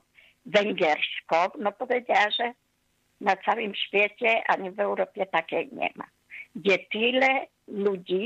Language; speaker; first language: Polish; non-native, fluent; Hungarian